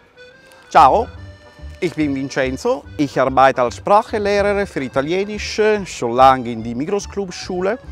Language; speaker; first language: German; non-native, fluent; Italian